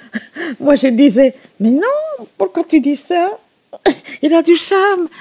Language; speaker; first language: French; non-native, local second language; Susu